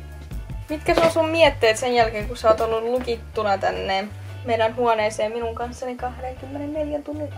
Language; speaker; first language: Finnish; native; Finnish